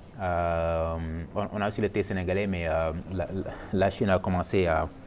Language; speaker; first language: French; non-native, local second language; Wolof